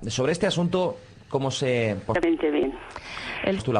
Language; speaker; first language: Spanish; native; Spanish